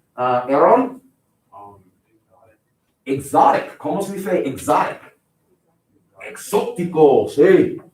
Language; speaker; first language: Spanish; non-native, fluent; English